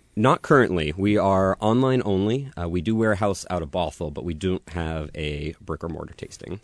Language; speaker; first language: English; native; English